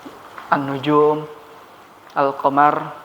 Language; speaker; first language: Arabic; non-native, fluent; Indonesian